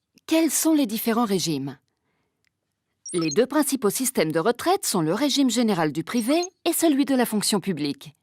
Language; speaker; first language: French; native; French